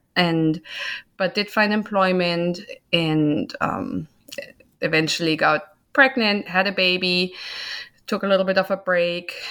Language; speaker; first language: English; non-native, fluent; German